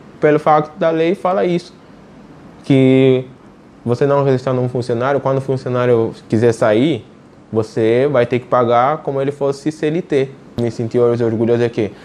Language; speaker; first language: Portuguese; native; Portuguese